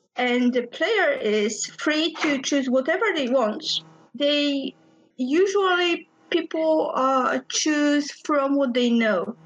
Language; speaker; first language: English; non-native, fluent; Polish